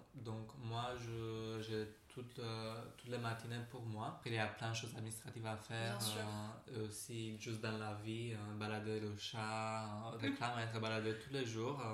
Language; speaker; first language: French; non-native, fluent; Romanian